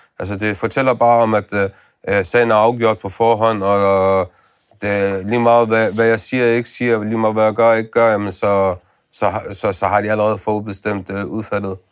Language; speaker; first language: Danish; early bilingual, other home language; Arabic